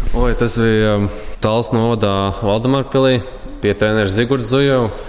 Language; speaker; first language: Latvian; native; Latvian